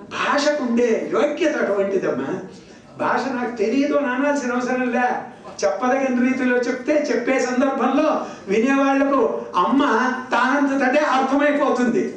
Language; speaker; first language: Telugu; non-native, local second language; Kannada